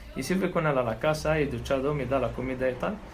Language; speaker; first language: Spanish; non-native, learner; Arabic